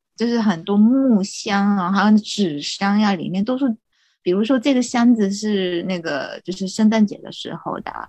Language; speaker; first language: Chinese; non-native, fluent; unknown